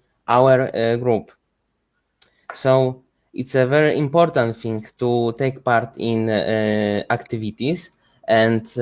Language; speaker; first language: English; non-native, learner; Ukrainian